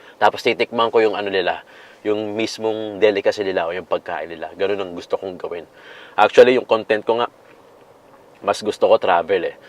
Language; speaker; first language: Filipino; native; Filipino